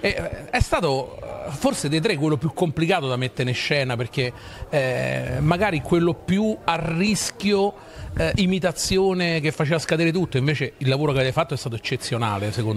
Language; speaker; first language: Italian; native; Italian